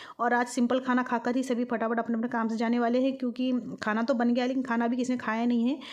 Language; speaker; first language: Hindi; non-native, local second language; Bangla